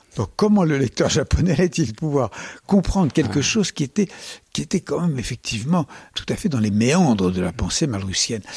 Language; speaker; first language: French; native; French